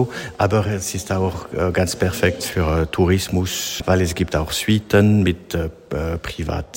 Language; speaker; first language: German; non-native, local second language; French